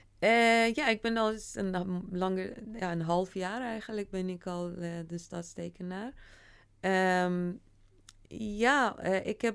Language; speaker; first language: Dutch; non-native, fluent; Persian